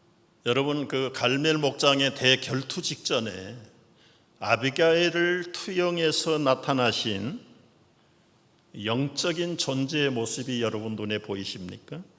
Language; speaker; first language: Korean; native; Korean